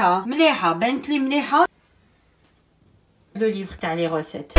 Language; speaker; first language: Arabic; native; Arabic